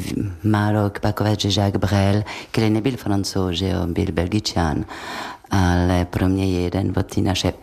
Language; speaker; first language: Czech; non-native, fluent; French